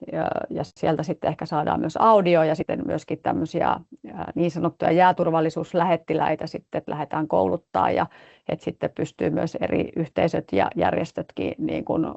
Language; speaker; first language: Finnish; native; Finnish